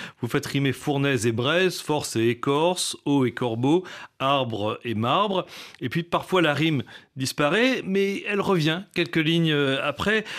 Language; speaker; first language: French; native; French